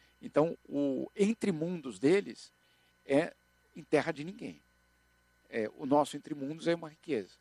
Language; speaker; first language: Portuguese; native; Portuguese